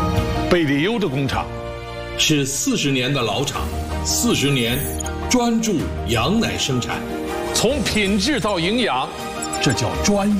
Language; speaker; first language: Chinese; native; Chinese